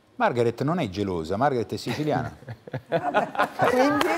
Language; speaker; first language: Italian; native; Italian